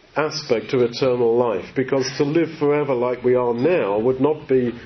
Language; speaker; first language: English; native; English